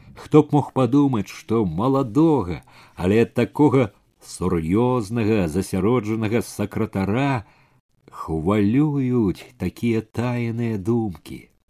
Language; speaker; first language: Belarusian; native; Belarusian